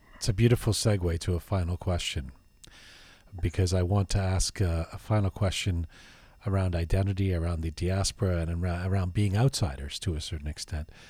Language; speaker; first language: English; early bilingual, other home language; Persian